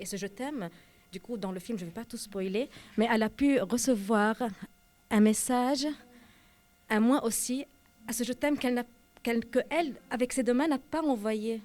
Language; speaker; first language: French; non-native, local second language; Arabic